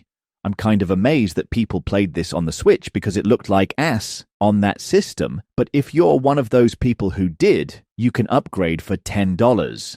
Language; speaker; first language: English; native; English